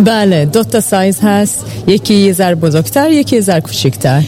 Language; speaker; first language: Persian; early bilingual, heritage; Persian